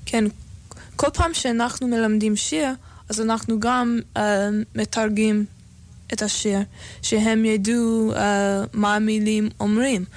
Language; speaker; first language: Hebrew; non-native, learner; English